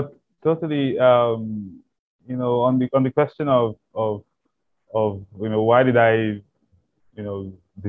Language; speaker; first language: English; non-native, local second language; Igbo